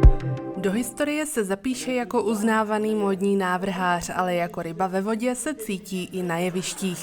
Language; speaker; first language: Czech; native; Czech